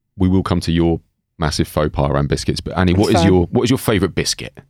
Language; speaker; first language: English; native; English